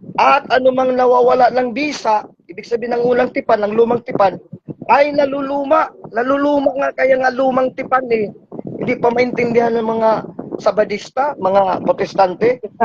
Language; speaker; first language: Filipino; non-native, local second language; Cebuano